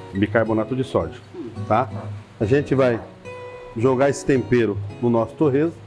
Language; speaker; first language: Portuguese; native; Portuguese